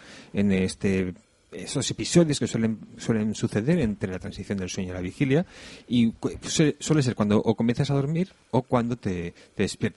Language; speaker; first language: Spanish; native; Spanish